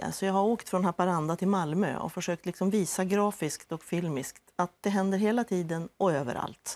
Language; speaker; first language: Swedish; native; Swedish